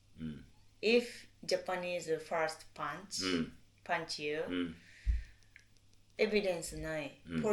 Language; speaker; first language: English; non-native, learner; Japanese